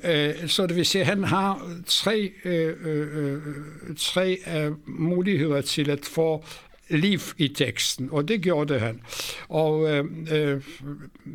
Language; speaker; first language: Swedish; non-native, fluent; Polish